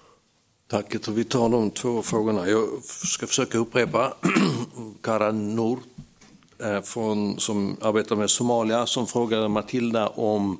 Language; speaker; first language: Swedish; native; Swedish